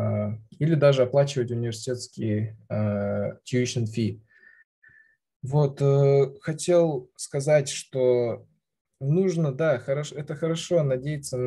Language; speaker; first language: Russian; non-native, local second language; Kazakh